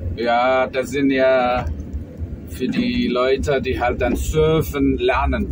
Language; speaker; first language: German; non-native, fluent; Indonesian